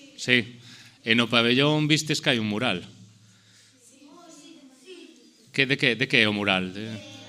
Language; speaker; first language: Galician; non-native, local second language; Spanish